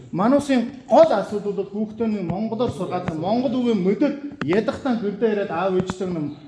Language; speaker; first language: Mongolian; native; Mongolian